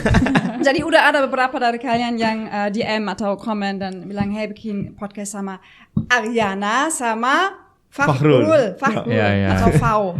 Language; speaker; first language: Indonesian; non-native, fluent; German